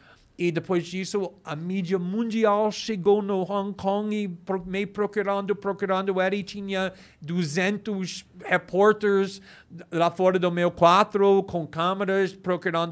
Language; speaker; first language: Portuguese; non-native, fluent; English